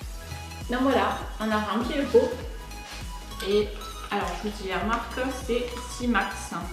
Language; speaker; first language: French; native; French